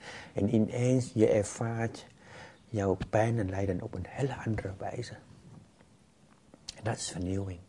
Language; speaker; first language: Dutch; non-native, fluent; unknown